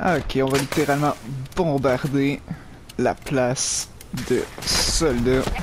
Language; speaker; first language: French; native; French